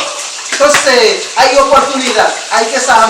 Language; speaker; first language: Spanish; non-native, learner; Haitian Creole